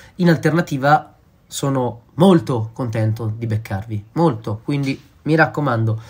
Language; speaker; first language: Italian; native; Italian